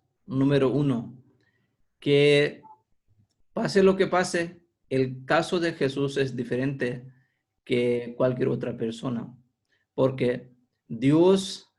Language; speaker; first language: Spanish; non-native, fluent; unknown